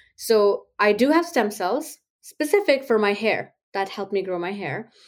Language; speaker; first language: English; non-native, local second language; Hindi